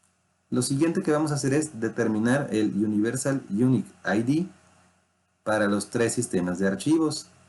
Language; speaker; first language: Spanish; native; Spanish